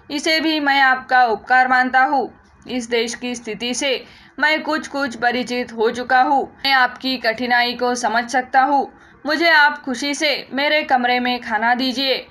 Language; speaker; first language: Hindi; non-native, local second language; Marathi